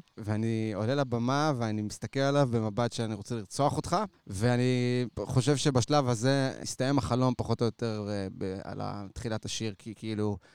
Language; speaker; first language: Hebrew; native; Hebrew